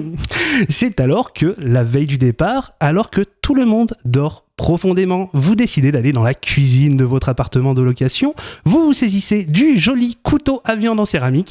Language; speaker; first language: French; native; French